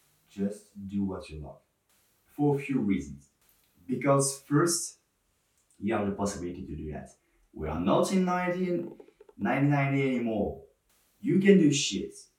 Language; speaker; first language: English; non-native, fluent; French